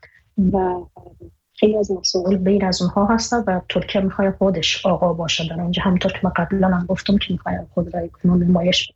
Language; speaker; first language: Persian; native; Persian